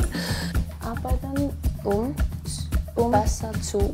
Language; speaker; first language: German; non-native, learner; Icelandic